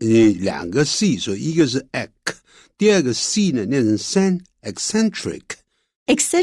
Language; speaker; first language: Chinese; native; Chinese